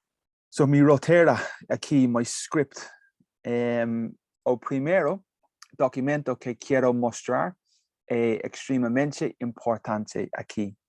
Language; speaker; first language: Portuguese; non-native, learner; English